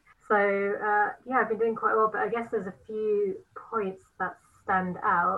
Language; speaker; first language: English; native; English